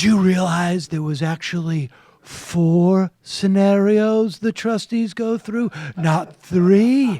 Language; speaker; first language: English; native; English